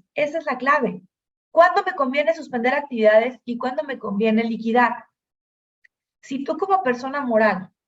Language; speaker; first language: Spanish; native; Spanish